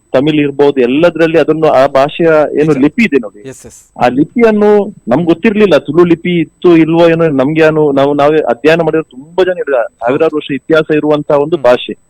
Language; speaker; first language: Kannada; non-native, local second language; Tulu